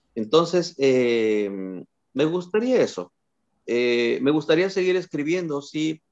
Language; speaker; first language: Spanish; native; Spanish